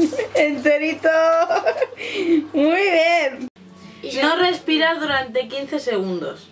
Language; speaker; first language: Spanish; native; Spanish